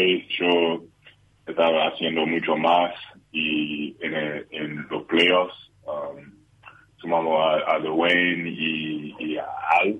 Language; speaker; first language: Spanish; non-native, learner; English